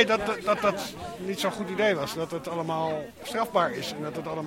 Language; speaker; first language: Dutch; native; Dutch